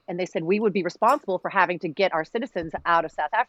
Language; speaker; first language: English; early bilingual, other home language; Greek